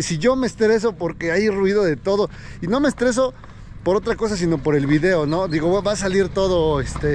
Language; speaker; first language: Spanish; native; Spanish